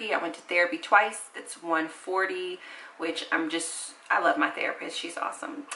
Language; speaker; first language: English; native; English